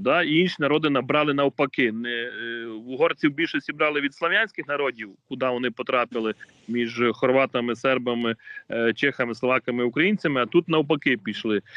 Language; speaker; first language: Ukrainian; native; Ukrainian